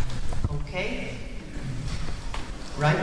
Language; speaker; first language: English; native; English